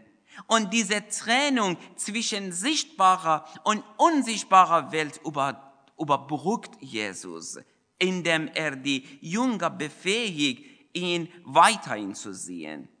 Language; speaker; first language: German; non-native, fluent; Persian